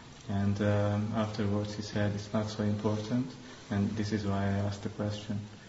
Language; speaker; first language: English; non-native, fluent; Hungarian